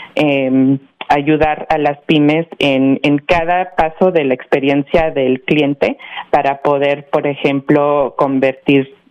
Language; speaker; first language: Spanish; early bilingual, heritage; Spanish